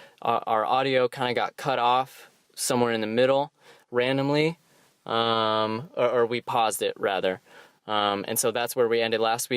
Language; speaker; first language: English; native; English